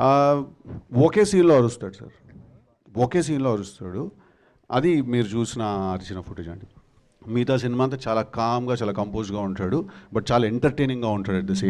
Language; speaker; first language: Telugu; native; Telugu